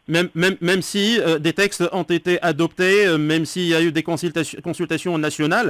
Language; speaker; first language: French; non-native, local second language; Arabic